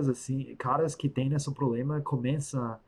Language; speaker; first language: Portuguese; non-native, fluent; English